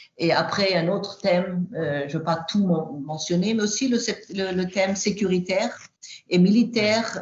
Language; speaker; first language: French; non-native, fluent; Swedish